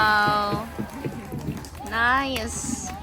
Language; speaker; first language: English; non-native, local second language; Filipino